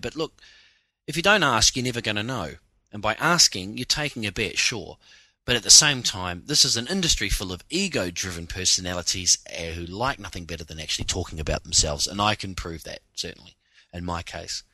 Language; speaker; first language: English; native; English